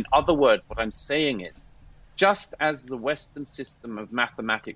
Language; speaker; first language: English; native; English